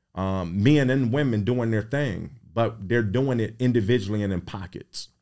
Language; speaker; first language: English; native; English